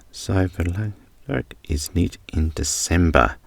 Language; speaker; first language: Dutch; non-native, learner; English